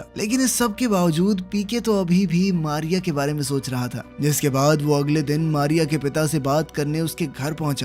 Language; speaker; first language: Hindi; native; Hindi